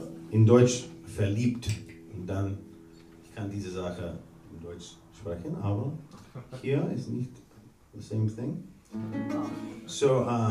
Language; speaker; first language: German; non-native, learner; English